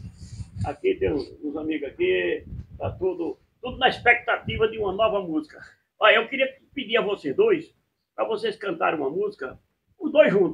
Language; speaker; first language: Portuguese; native; Portuguese